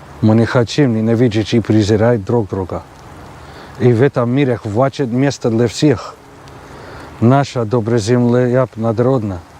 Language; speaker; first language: Russian; non-native, learner; English